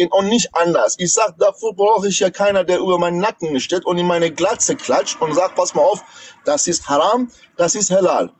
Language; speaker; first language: German; non-native, fluent; Persian